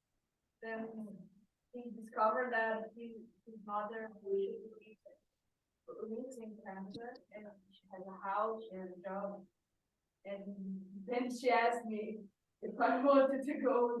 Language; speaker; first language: English; non-native, learner; Portuguese